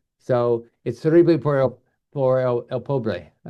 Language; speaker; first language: Spanish; non-native, learner; English